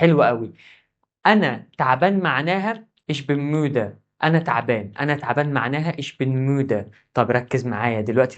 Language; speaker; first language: Arabic; native; Arabic